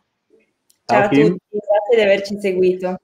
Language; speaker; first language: Italian; native; Italian